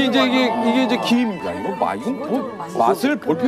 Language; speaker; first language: Korean; native; Korean